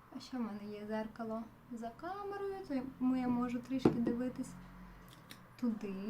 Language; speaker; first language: Ukrainian; non-native, local second language; Russian